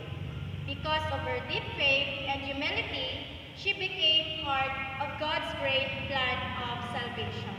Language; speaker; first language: English; non-native, local second language; Hiligaynon